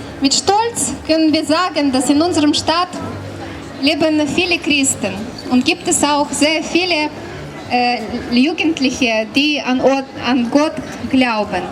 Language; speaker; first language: German; non-native, learner; Ukrainian